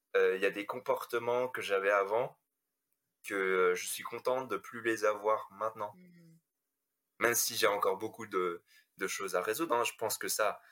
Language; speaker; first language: French; native; French